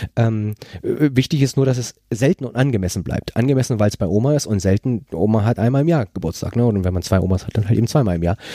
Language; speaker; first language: German; non-native, fluent; Spanish